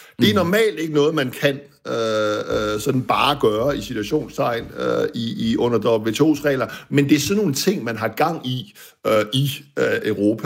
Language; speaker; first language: Danish; native; Danish